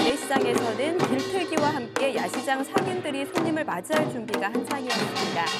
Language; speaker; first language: Korean; native; Korean